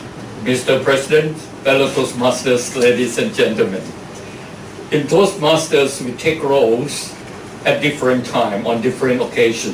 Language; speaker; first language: English; non-native, fluent; Thai